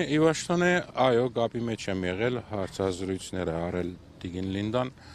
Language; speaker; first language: Armenian; early bilingual, heritage; Armenian